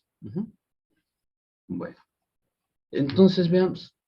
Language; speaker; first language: Spanish; native; Spanish